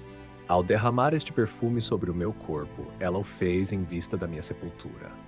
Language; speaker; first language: Portuguese; native; Portuguese